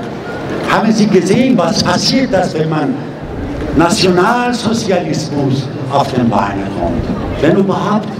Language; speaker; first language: German; non-native, learner; Persian